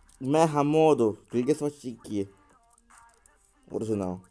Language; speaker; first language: Turkish; non-native, learner; Russian